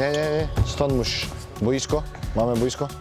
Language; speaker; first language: Polish; non-native, learner; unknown